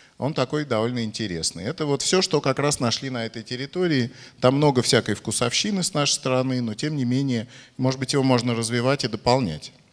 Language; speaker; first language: Russian; native; Russian